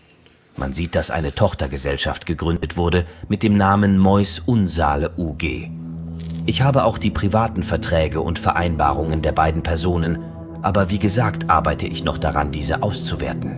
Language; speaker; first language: German; native; German